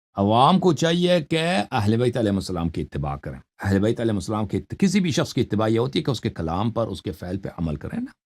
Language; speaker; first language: Urdu; non-native, fluent; Persian